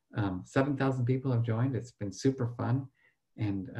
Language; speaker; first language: English; native; English